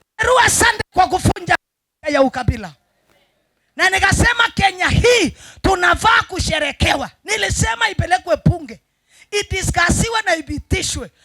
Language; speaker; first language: Swahili; non-native, local second language; Kalenjin